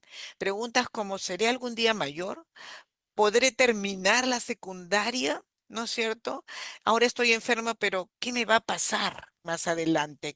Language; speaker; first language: Spanish; native; Spanish